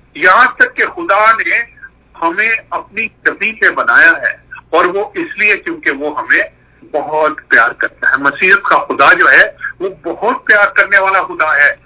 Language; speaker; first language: Urdu; non-native, local second language; Punjabi